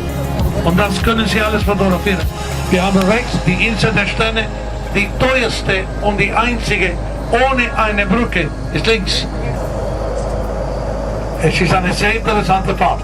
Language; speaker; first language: German; non-native, fluent; Spanish